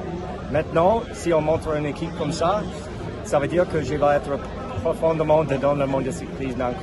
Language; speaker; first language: French; non-native, fluent; English